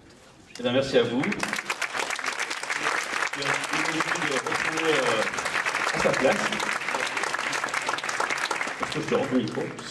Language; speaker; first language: French; native; French